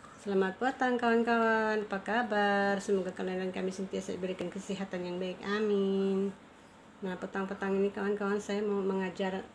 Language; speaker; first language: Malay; non-native, local second language; Chinese